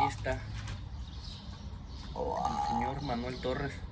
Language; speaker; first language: Spanish; native; Spanish